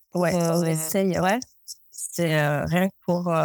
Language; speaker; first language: French; native; French